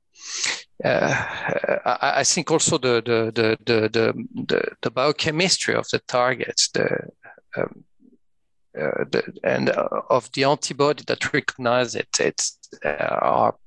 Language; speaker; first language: English; non-native, fluent; French